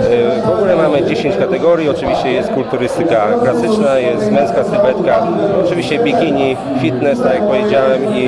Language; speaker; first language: Polish; native; Polish